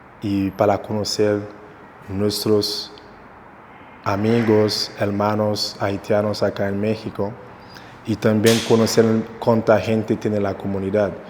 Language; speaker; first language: Spanish; non-native, local second language; Haitian Creole